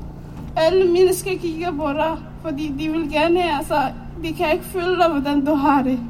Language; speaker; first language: Danish; non-native, learner; Somali